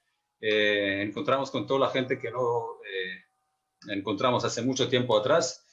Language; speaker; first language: Spanish; non-native, fluent; Hebrew